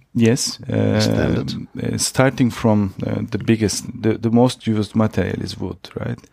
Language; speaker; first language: English; non-native, fluent; Turkish